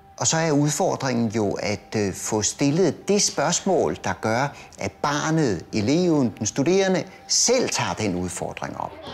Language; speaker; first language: Danish; native; Danish